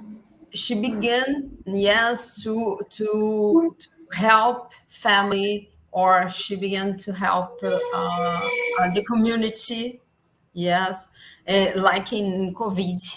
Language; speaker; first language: English; non-native, learner; Portuguese